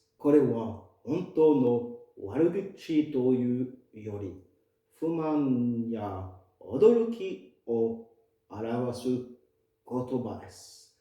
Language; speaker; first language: Japanese; non-native, fluent; French